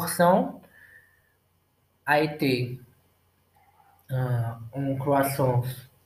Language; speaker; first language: French; non-native, learner; Portuguese